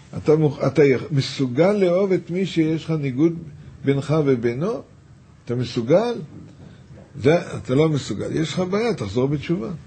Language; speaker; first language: Hebrew; native; Hebrew